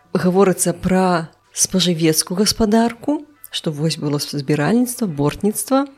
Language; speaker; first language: Belarusian; non-native, local second language; Russian